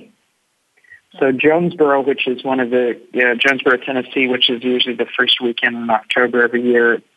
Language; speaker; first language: English; native; English